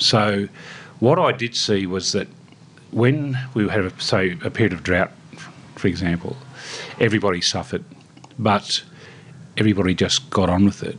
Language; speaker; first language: English; native; English